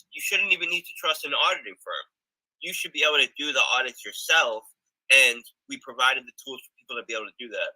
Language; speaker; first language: English; native; English